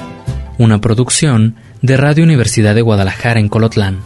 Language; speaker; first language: Spanish; native; Spanish